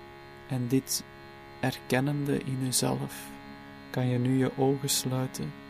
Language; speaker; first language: Dutch; native; Dutch